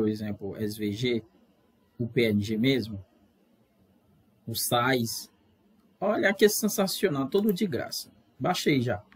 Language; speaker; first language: Portuguese; non-native, fluent; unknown